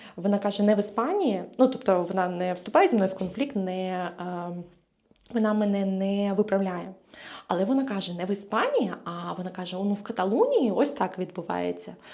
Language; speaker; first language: Ukrainian; native; Ukrainian